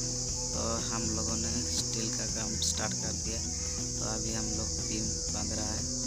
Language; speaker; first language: Hindi; non-native, local second language; Odia